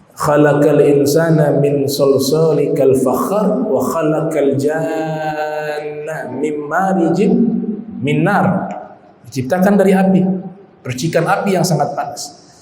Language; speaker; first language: Malay; native; Malay